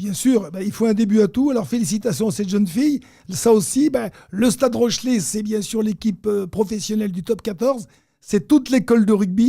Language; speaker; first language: French; native; French